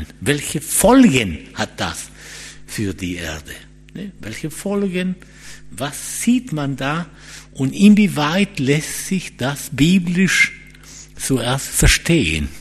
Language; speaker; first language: German; non-native, fluent; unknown